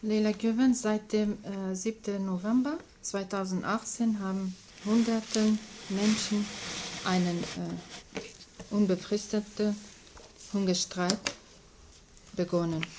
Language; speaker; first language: German; non-native, learner; Kurdish